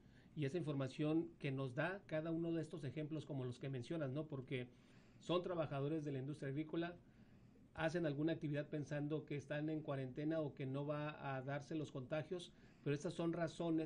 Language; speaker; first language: Spanish; native; Spanish